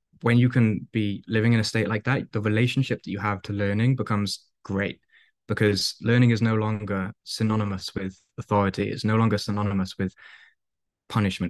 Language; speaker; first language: English; native; English